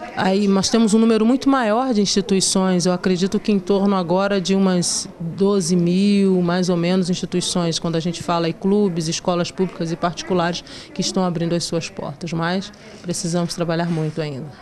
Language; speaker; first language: Portuguese; native; Portuguese